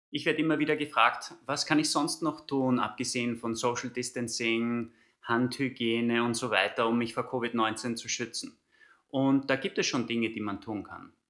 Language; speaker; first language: German; native; German